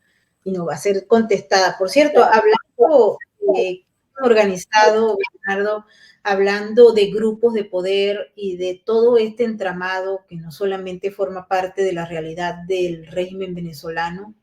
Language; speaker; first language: Spanish; native; Spanish